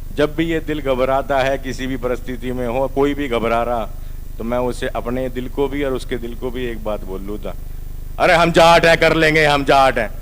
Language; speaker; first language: Hindi; native; Hindi